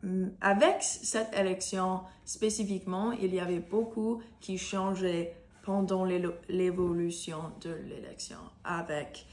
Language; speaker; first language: French; non-native, learner; English